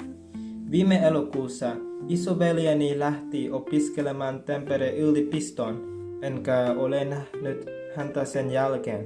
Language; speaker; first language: Finnish; non-native, fluent; Vietnamese